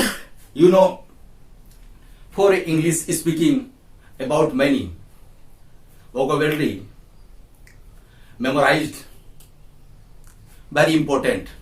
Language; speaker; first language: English; non-native, learner; Hindi